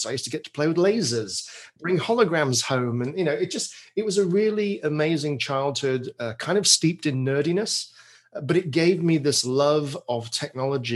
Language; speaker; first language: English; native; English